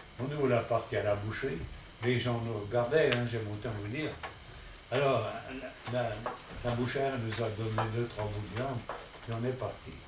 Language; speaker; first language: French; native; French